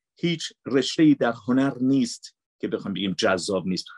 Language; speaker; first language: Persian; native; Persian